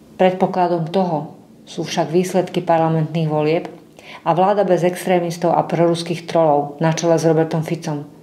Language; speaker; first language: Slovak; native; Slovak